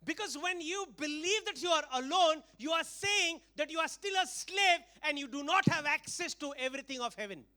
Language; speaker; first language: English; non-native, local second language; Marathi